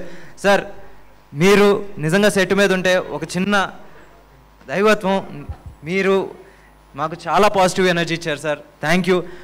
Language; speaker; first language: Telugu; native; Telugu